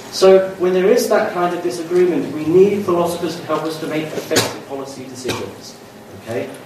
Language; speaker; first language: English; native; English